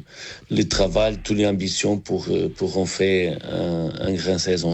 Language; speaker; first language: French; non-native, learner; Portuguese